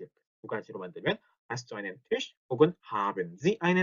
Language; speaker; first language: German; non-native, fluent; Korean